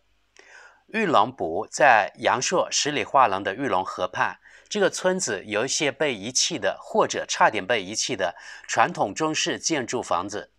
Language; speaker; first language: Chinese; native; Chinese